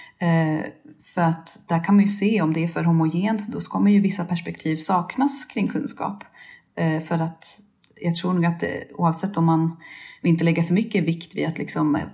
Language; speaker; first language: Swedish; native; Swedish